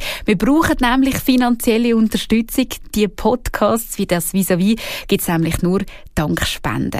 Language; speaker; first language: German; native; German